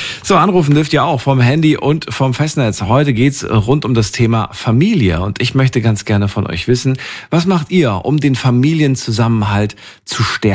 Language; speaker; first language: German; native; German